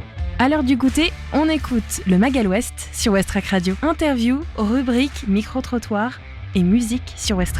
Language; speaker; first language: French; native; French